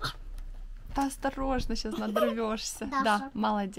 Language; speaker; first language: Russian; native; Russian